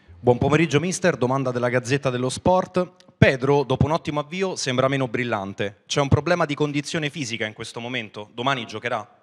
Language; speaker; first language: Italian; native; Italian